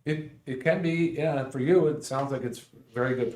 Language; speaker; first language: English; native; English